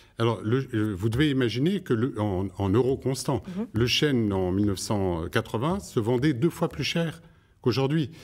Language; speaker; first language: French; native; French